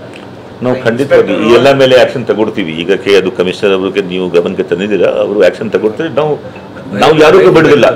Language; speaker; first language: Kannada; non-native, fluent; Hindi